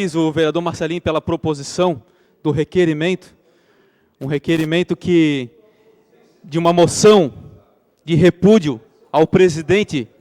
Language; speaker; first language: Portuguese; native; Portuguese